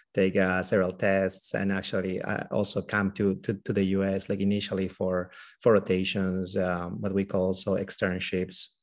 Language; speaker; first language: English; non-native, fluent; Spanish